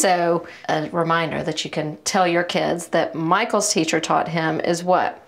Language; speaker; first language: English; native; English